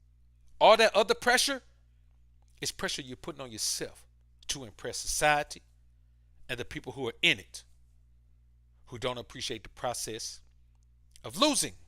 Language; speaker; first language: English; native; English